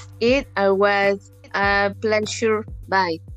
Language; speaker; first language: English; non-native, fluent; Spanish